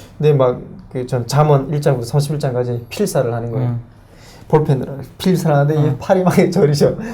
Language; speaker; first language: Korean; native; Korean